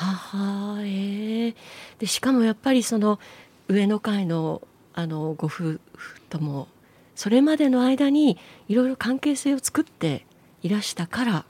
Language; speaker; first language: Japanese; native; Japanese